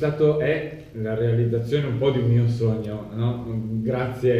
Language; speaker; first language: Italian; native; Italian